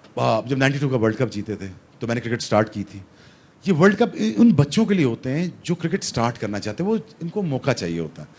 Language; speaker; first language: Urdu; non-native, local second language; Punjabi